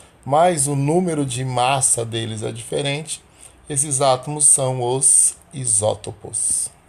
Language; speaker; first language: Portuguese; native; Portuguese